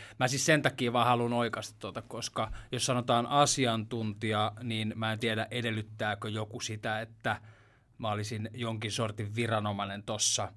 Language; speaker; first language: Finnish; native; Finnish